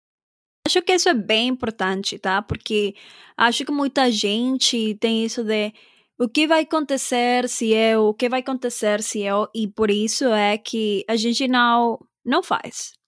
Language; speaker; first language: Portuguese; non-native, fluent; Spanish